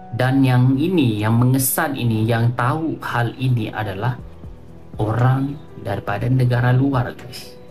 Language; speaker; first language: Malay; native; Malay